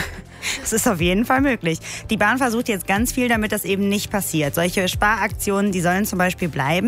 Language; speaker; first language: German; native; German